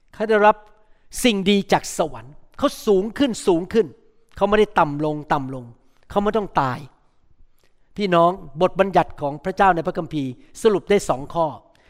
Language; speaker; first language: Thai; native; Thai